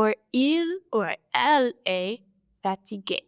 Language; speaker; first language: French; non-native, fluent; English